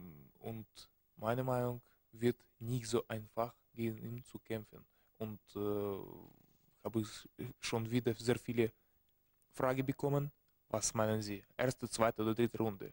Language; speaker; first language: German; non-native, learner; Russian